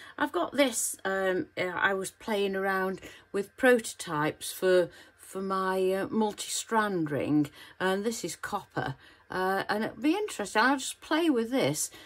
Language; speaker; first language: English; native; English